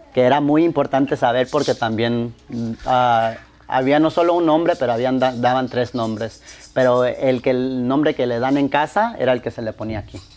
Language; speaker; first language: Spanish; early bilingual, heritage; Spanish